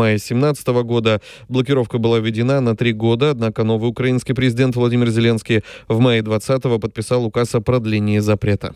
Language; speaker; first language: Russian; native; Russian